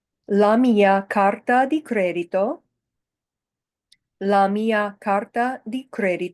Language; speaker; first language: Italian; non-native, fluent; English